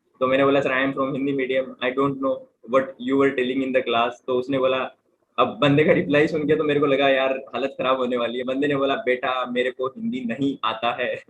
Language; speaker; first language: Hindi; native; Hindi